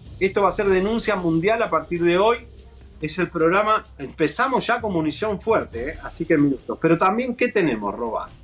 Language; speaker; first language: Spanish; native; Spanish